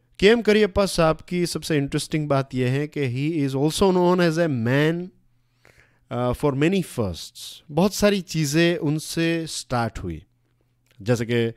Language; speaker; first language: Hindi; non-native, local second language; Gujarati